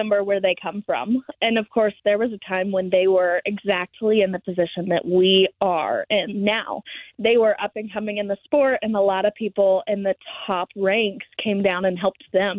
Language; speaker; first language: English; native; English